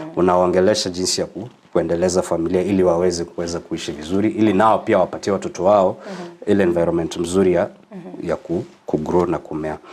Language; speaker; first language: Swahili; native; Swahili